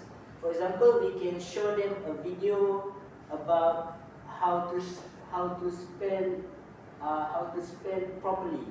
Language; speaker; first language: English; non-native, local second language; Malay